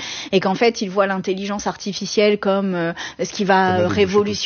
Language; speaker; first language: French; native; French